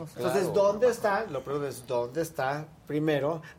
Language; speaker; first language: Spanish; native; Spanish